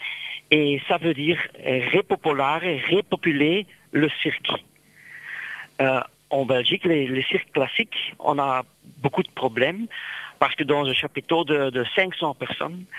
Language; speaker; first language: French; non-native, local second language; Dutch